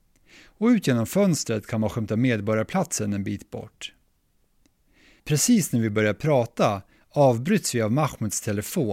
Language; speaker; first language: Swedish; native; Swedish